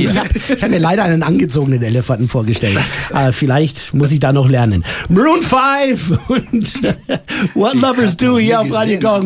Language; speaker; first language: German; native; German